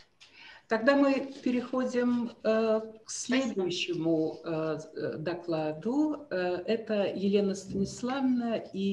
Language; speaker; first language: Russian; native; Russian